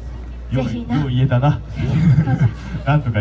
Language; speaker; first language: Japanese; native; Japanese